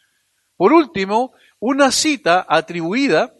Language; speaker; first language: Spanish; native; Spanish